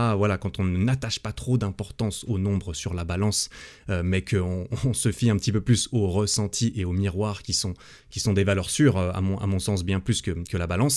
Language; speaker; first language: French; native; French